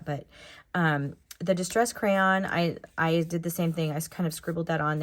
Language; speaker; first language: English; native; English